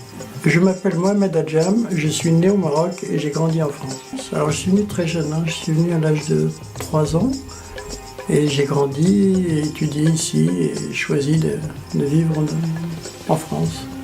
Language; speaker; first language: French; early bilingual, other home language; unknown